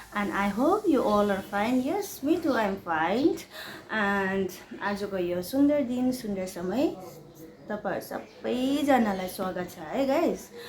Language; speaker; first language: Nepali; native; Nepali